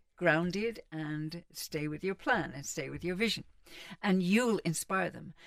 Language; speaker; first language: English; native; English